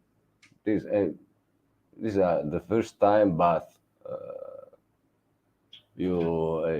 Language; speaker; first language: English; non-native, learner; Italian